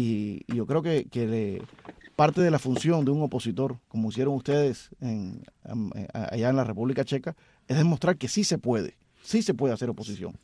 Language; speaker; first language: Spanish; native; Spanish